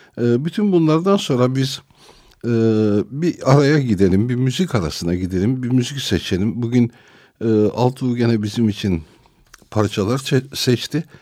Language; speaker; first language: Turkish; non-native, local second language; Armenian